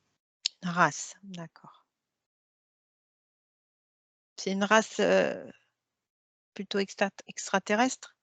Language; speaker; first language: French; native; French